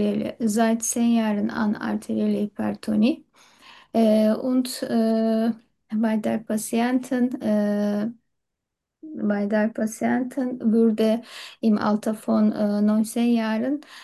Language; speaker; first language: German; non-native, learner; Turkish